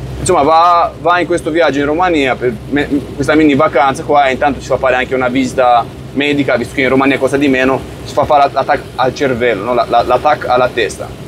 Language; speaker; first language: Italian; non-native, fluent; Romanian